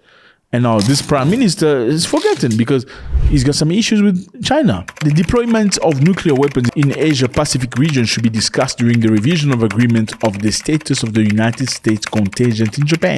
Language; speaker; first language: English; non-native, fluent; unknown